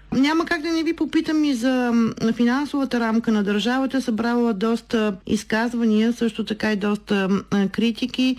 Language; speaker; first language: Bulgarian; native; Bulgarian